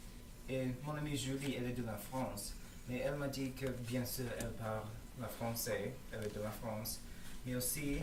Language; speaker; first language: French; non-native, learner; English